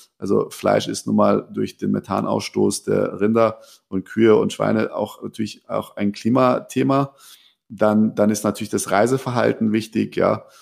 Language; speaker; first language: German; early bilingual, other home language; Persian